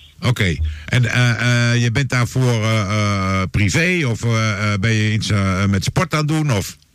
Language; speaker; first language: Dutch; native; Dutch